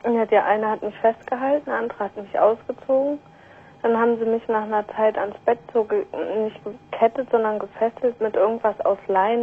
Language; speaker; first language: German; native; German